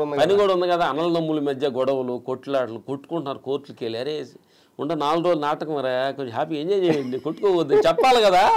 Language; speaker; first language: Telugu; native; Telugu